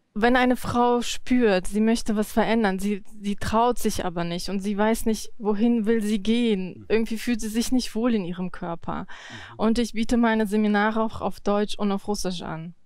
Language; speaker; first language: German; early bilingual, other home language; Russian